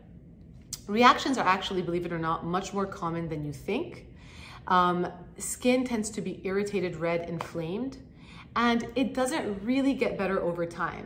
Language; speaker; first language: English; native; English